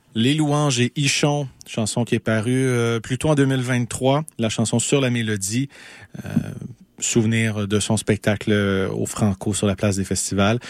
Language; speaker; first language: French; native; French